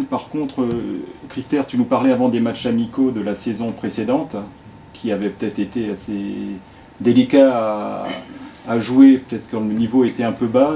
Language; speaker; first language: French; native; French